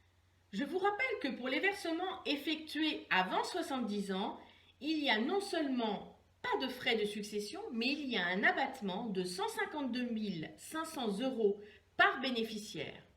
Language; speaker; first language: French; native; French